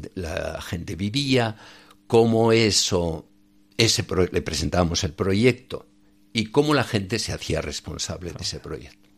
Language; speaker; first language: Spanish; native; Spanish